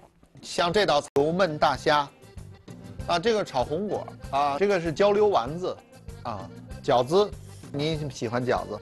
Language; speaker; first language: Chinese; native; Chinese